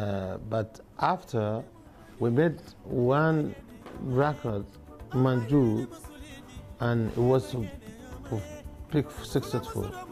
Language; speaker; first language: English; non-native, learner; Bambara